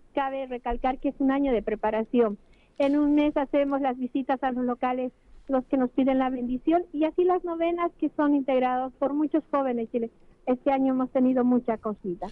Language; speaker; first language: Spanish; native; Spanish